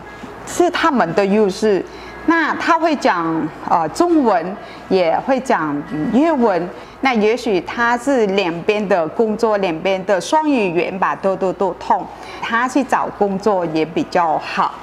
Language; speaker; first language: Chinese; non-native, fluent; Vietnamese